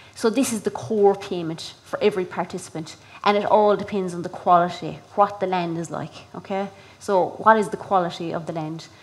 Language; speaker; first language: English; native; English